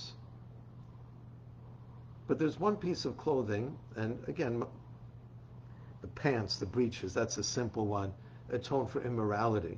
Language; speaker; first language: English; native; English